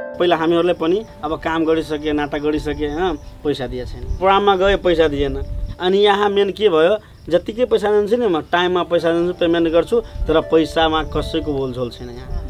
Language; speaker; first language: Nepali; non-native, local second language; Maithili